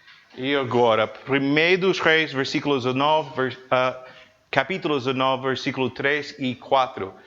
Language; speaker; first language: Portuguese; non-native, learner; English